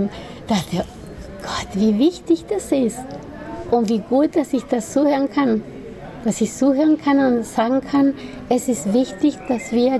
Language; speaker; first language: German; non-native, fluent; Spanish